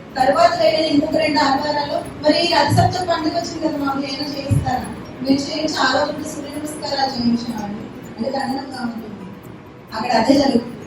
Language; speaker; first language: Telugu; native; Telugu